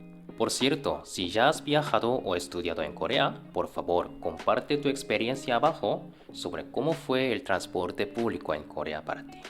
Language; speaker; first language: Spanish; non-native, fluent; Korean